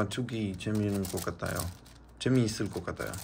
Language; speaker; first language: Korean; non-native, learner; Spanish